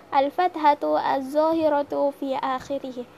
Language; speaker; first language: Arabic; non-native, learner; Indonesian